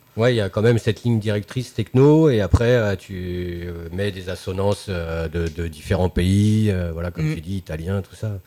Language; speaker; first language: French; native; French